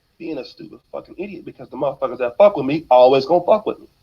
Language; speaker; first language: English; native; English